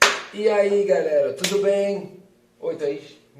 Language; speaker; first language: Portuguese; non-native, fluent; English